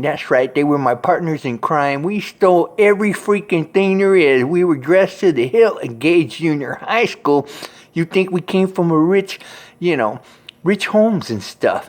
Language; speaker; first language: English; native; English